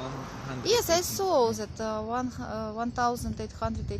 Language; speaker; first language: English; non-native, learner; Russian